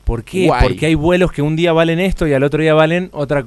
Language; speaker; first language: Spanish; native; Spanish